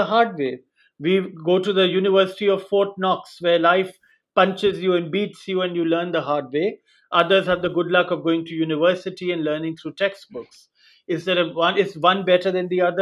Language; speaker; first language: English; non-native, local second language; Hindi